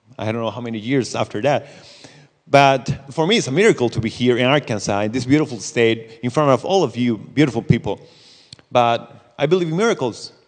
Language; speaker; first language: English; non-native, fluent; Spanish